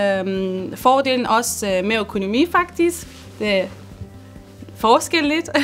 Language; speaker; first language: Danish; non-native, fluent; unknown